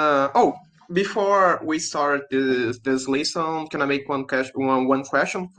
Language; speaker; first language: English; non-native, learner; Portuguese